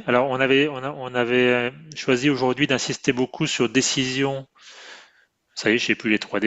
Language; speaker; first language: French; native; French